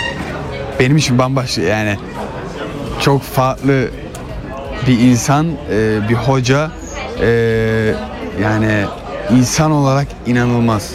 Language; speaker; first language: Turkish; early bilingual, heritage; Turkish